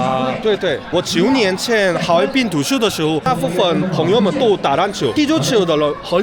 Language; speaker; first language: Chinese; non-native, learner; Korean